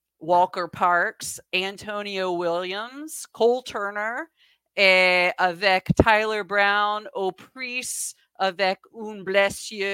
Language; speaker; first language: French; non-native, learner; English